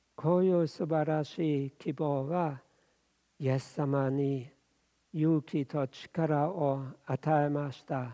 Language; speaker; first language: Japanese; non-native, fluent; German